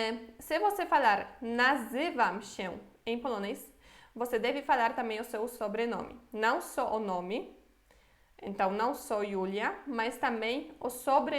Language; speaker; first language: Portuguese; non-native, fluent; Polish